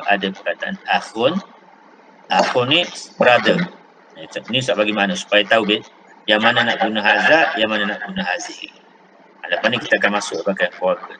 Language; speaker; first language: Malay; native; Malay